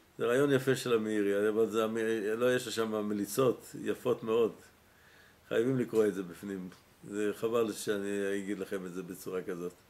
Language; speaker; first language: Hebrew; native; Hebrew